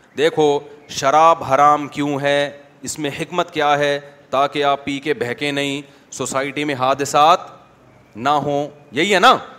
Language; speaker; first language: Urdu; native; Urdu